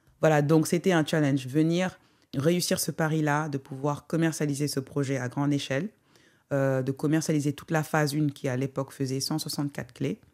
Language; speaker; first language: French; non-native, local second language; Wolof